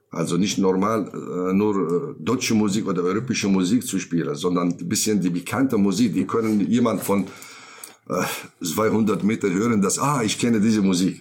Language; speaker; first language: German; non-native, learner; Kurdish